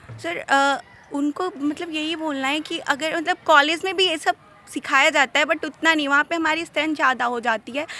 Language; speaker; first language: Hindi; native; Hindi